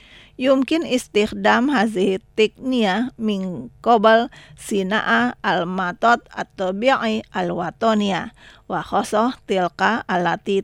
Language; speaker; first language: Arabic; non-native, fluent; Indonesian